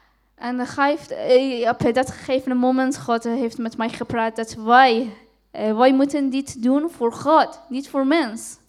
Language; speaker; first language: Dutch; non-native, fluent; Persian